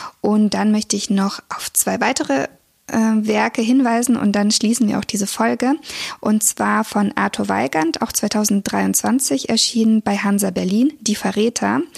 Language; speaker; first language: German; early bilingual, other home language; Russian